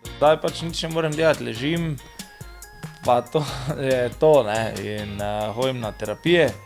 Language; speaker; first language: Slovenian; native; Slovenian